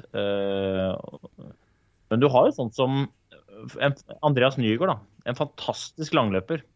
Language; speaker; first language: Norwegian; native; Norwegian